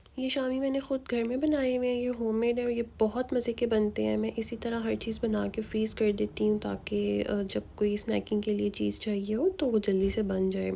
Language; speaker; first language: Hindi; native; Hindi